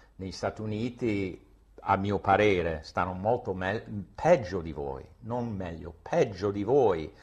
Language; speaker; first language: Italian; non-native, fluent; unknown